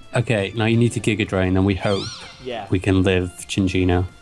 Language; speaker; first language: English; native; English